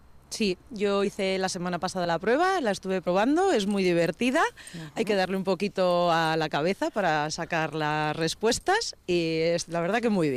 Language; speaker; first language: Spanish; native; Spanish